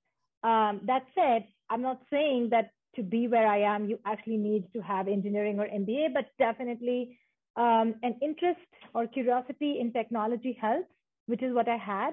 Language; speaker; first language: English; non-native, local second language; Hindi